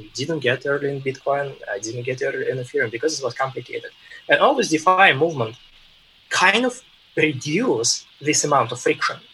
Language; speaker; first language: English; non-native, fluent; Russian